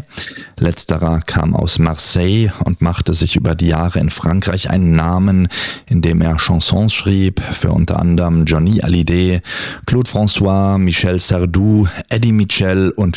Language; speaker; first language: German; native; German